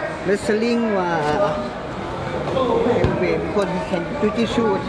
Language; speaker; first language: English; non-native, learner; Thai